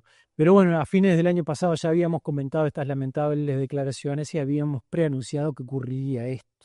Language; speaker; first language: Spanish; native; Spanish